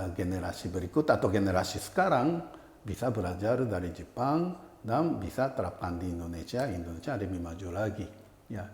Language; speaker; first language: Indonesian; non-native, fluent; Japanese